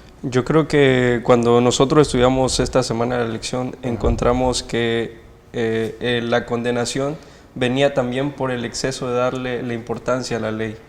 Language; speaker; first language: Spanish; native; Spanish